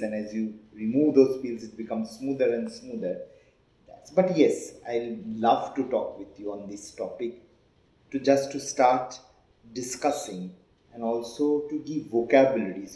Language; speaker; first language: English; non-native, local second language; Hindi